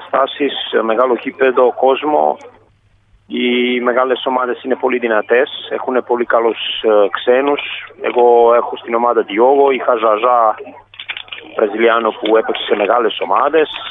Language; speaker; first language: Greek; non-native, fluent; Serbian